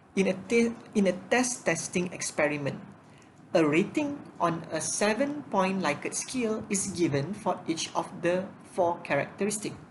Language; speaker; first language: English; non-native, local second language; Malay